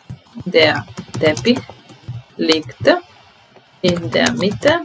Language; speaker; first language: German; non-native, fluent; Italian